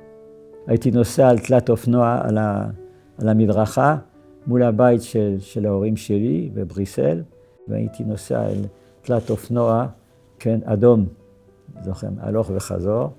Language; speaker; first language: Hebrew; non-native, fluent; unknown